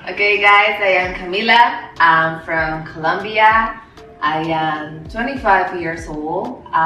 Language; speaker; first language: English; non-native, learner; Spanish